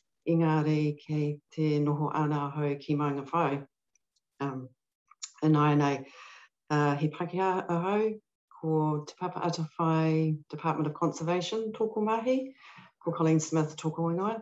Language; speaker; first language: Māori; non-native, learner; English